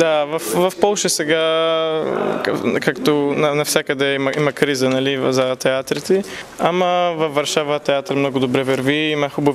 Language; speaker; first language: Bulgarian; early bilingual, heritage; Polish